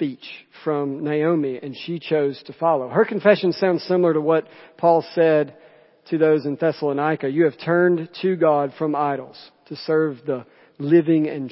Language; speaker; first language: English; native; English